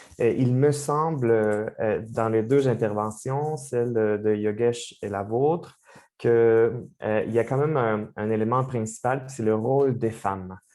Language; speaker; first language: French; native; French